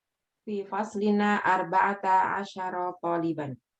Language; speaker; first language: Arabic; non-native, learner; Indonesian